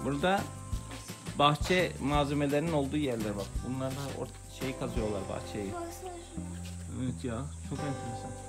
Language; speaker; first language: Turkish; native; Turkish